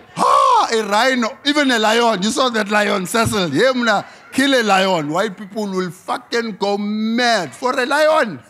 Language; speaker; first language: English; non-native, local second language; Xhosa